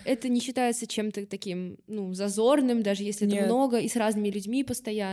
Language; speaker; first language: Russian; native; Russian